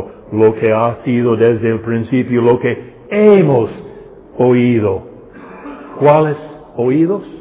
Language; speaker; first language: Spanish; non-native, fluent; English